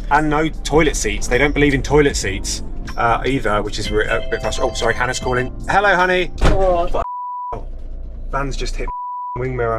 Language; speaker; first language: English; native; English